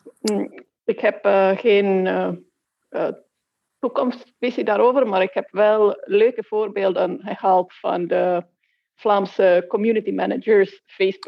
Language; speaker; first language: Dutch; non-native, fluent; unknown